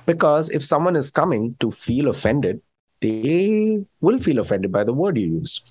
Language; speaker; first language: English; non-native, local second language; Malayalam